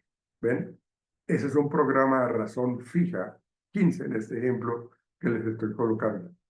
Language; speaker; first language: Spanish; native; Spanish